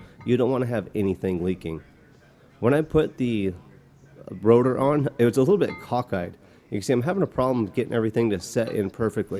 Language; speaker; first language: English; native; English